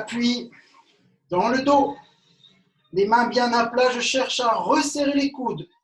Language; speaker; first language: French; native; French